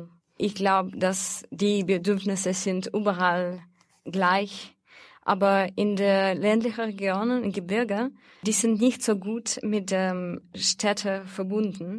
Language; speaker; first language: German; non-native, fluent; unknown